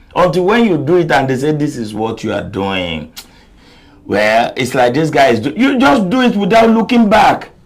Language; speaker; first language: English; non-native, local second language; Yoruba